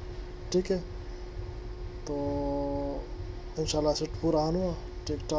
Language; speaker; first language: Hindi; non-native, local second language; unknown